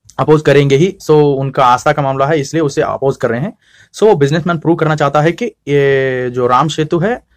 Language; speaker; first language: Hindi; non-native, local second language; Kannada